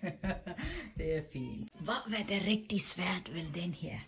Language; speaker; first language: Danish; non-native, fluent; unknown